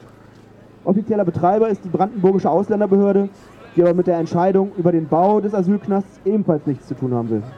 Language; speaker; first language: German; native; German